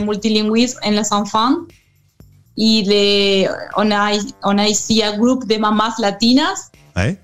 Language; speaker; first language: French; non-native, learner; Spanish